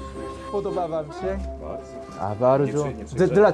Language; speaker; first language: Polish; non-native, learner; Korean